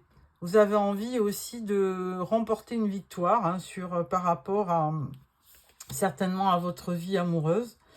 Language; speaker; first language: French; native; French